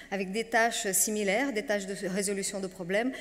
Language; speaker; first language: French; non-native, fluent; Portuguese